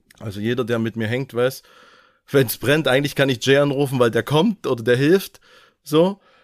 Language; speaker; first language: German; native; German